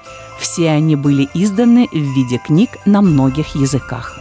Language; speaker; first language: Russian; native; Russian